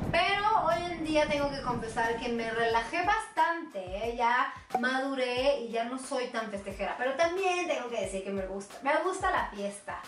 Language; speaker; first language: Spanish; non-native, fluent; Swedish